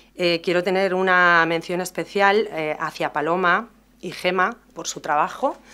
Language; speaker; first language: Spanish; native; Spanish